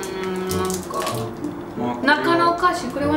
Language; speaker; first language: Japanese; non-native, learner; Spanish